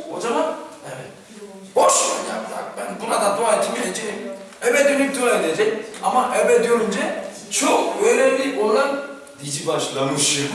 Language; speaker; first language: Turkish; non-native, fluent; Korean